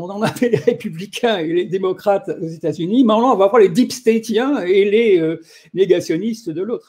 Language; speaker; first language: French; native; French